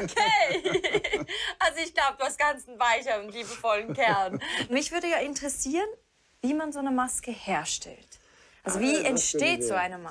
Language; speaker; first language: German; native; German